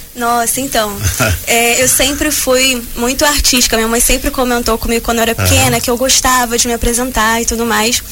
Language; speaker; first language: Portuguese; native; Portuguese